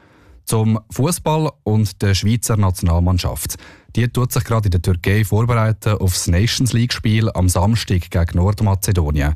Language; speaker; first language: German; native; German